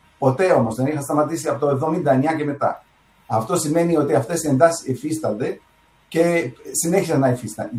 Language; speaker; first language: Greek; early bilingual, heritage; Greek